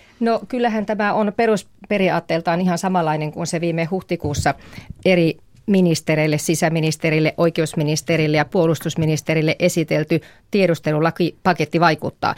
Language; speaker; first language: Finnish; native; Finnish